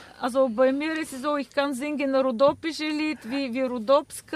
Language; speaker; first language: German; non-native, fluent; Bulgarian